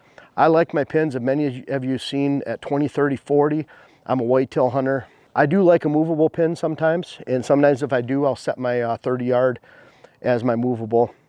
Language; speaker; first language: English; native; English